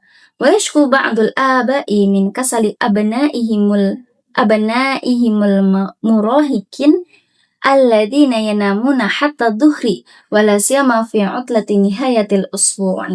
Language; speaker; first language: Arabic; non-native, learner; Indonesian